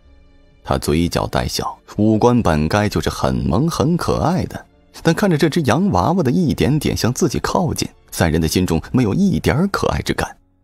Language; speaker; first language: Chinese; native; Chinese